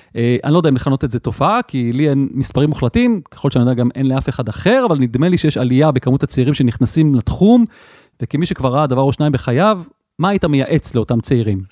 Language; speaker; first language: Hebrew; native; Hebrew